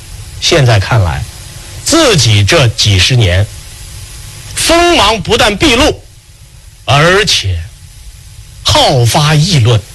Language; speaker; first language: Chinese; native; Chinese